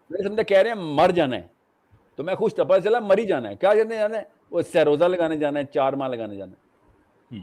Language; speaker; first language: Urdu; native; Urdu